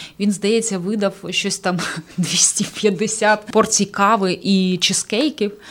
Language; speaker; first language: Ukrainian; native; Ukrainian